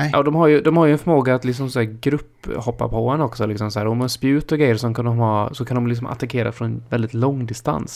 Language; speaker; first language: Swedish; native; Swedish